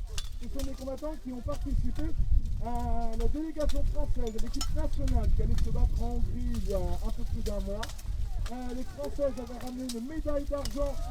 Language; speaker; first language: French; native; French